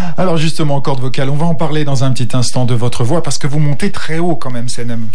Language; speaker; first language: French; native; French